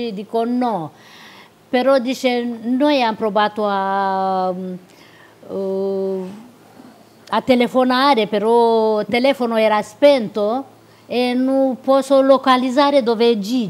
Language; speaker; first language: Italian; non-native, local second language; Romanian